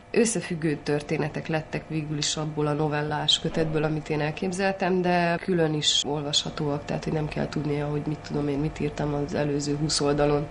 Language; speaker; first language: Hungarian; native; Hungarian